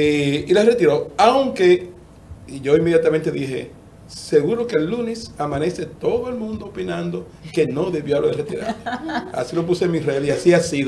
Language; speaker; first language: Spanish; native; Spanish